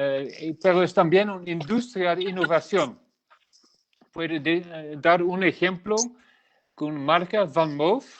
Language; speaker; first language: Spanish; non-native, learner; Dutch